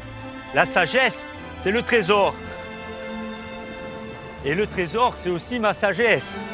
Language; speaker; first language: French; native; French